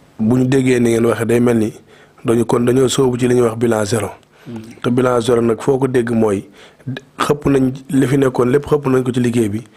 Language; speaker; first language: Wolof; native; Wolof